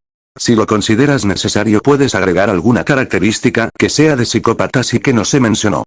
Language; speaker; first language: Spanish; native; Spanish